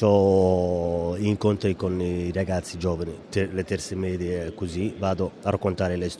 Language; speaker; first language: Italian; non-native, fluent; Somali